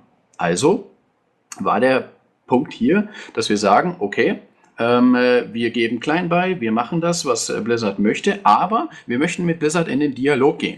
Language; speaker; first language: German; native; German